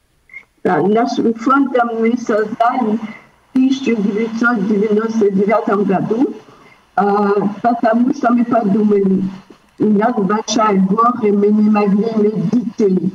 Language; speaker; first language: Russian; early bilingual, heritage; Russian